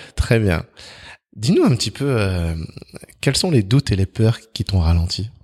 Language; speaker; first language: French; native; French